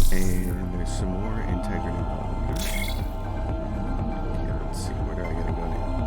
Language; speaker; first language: English; native; English